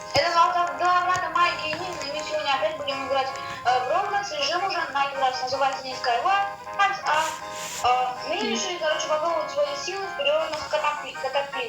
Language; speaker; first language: Russian; native; Russian